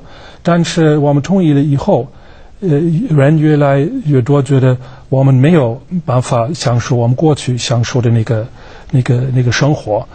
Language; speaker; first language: Chinese; non-native, fluent; German